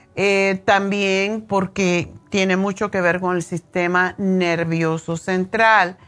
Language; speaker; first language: Spanish; native; Spanish